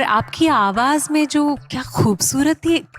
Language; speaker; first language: Hindi; non-native, fluent; Malayalam